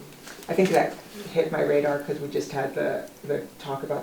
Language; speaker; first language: English; native; English